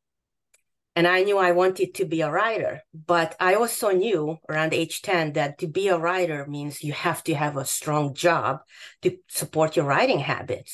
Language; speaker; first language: English; non-native, fluent; Hungarian